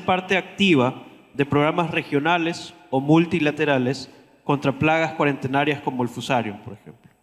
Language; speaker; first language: Spanish; native; Spanish